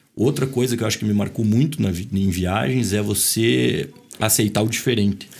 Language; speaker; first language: Portuguese; native; Portuguese